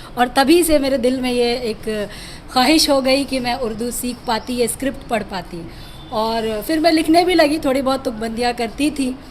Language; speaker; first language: Hindi; native; Hindi